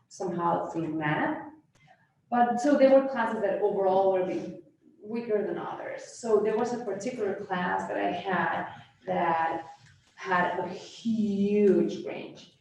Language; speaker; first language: English; non-native, fluent; Spanish